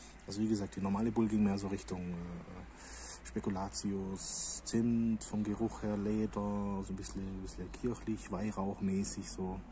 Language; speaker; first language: German; native; German